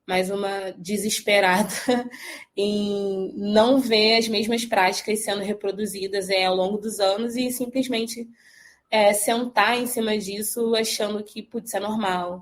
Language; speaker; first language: Portuguese; native; Portuguese